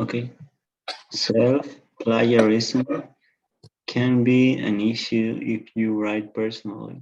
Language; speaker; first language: English; non-native, learner; Spanish